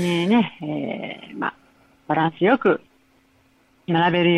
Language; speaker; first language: Japanese; native; Japanese